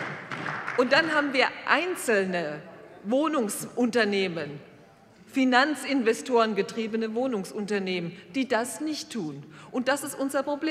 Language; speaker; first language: German; native; German